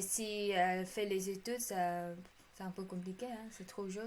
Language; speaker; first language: French; non-native, learner; Khmer